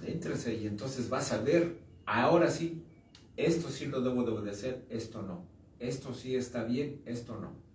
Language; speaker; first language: Spanish; native; Spanish